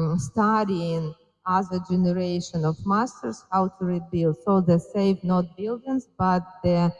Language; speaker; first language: English; non-native, fluent; Ukrainian